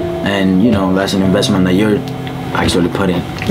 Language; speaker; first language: English; non-native, fluent; Spanish